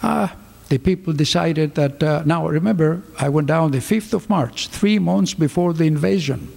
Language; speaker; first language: English; non-native, fluent; Greek